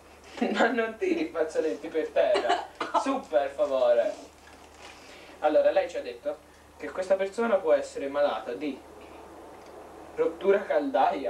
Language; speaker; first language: Italian; native; Italian